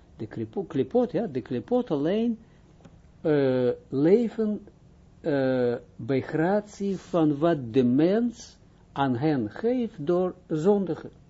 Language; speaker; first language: Dutch; non-native, fluent; Hebrew